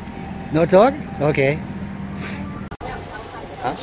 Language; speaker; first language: English; native; English